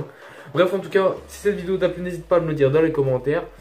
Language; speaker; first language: French; native; French